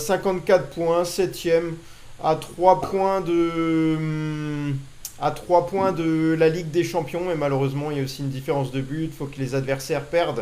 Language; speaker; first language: French; native; French